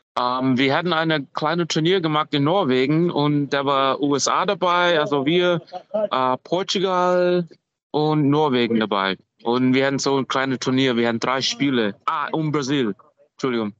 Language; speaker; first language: German; non-native, fluent; English